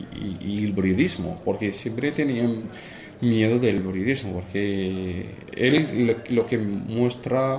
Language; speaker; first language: Spanish; non-native, fluent; Arabic